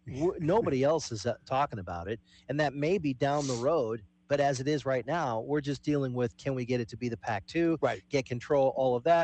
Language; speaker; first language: English; native; English